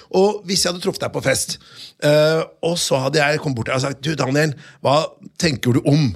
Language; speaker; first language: Norwegian; native; Norwegian